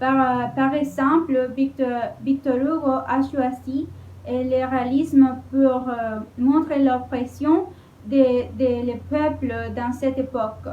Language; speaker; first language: French; non-native, learner; Spanish